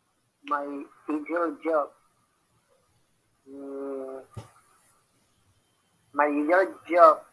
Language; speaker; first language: English; non-native, learner; Spanish